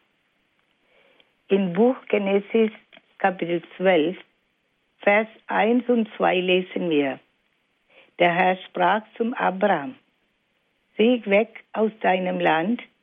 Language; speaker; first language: German; non-native, fluent; Malayalam